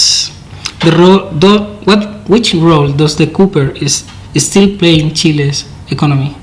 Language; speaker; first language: English; non-native, fluent; Spanish